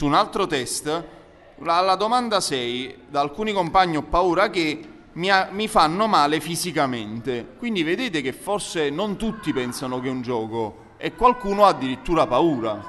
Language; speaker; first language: Italian; native; Italian